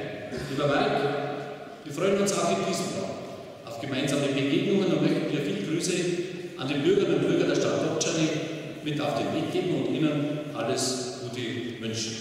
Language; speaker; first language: German; native; German